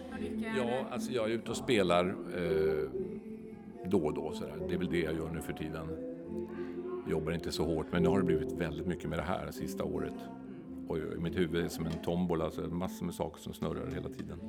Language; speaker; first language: Swedish; native; Swedish